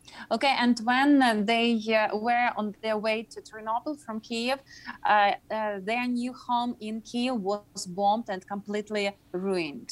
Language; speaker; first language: English; non-native, fluent; Ukrainian